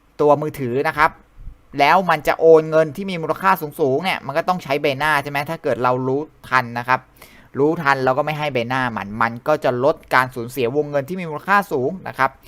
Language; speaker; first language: Thai; native; Thai